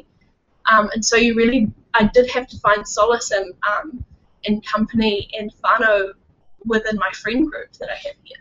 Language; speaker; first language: English; native; English